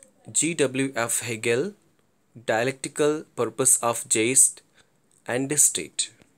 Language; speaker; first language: English; non-native, local second language; Telugu